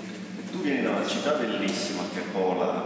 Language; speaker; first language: Italian; native; Italian